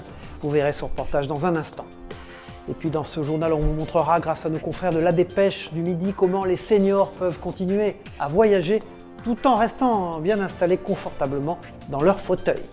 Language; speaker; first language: French; native; French